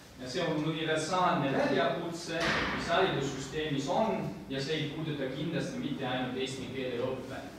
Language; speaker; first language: Estonian; non-native, fluent; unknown